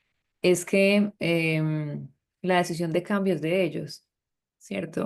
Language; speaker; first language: Spanish; native; Spanish